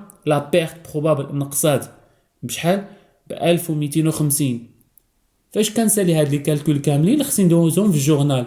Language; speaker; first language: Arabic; native; Arabic